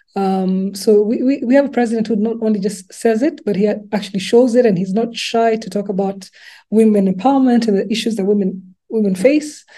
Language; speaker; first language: English; non-native, local second language; Luba-Lulua